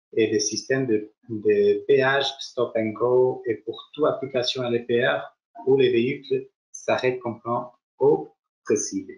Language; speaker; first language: French; non-native, fluent; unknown